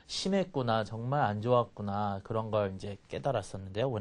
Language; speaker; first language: Korean; early bilingual, heritage; Korean